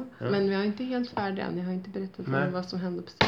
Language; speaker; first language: Swedish; native; Swedish